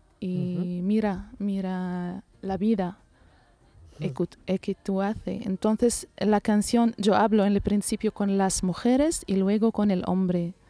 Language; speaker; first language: Spanish; non-native, learner; Arabic